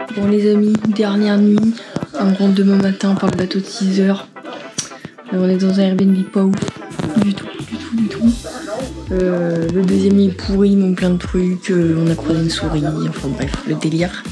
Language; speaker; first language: French; native; French